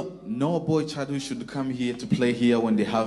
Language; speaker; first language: English; non-native, local second language; Kinyarwanda